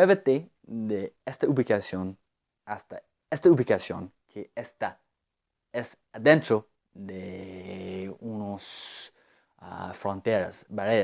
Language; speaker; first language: Spanish; non-native, fluent; English